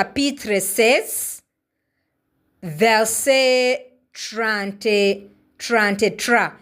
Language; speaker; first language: French; non-native, learner; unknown